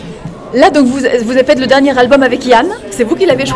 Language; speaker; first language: French; native; French